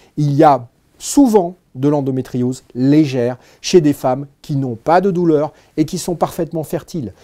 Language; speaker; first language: French; native; French